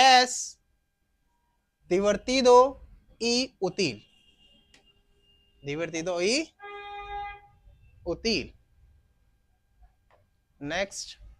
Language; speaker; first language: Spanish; non-native, fluent; Hindi